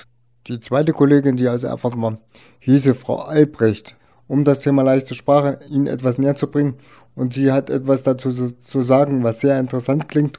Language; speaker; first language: German; native; German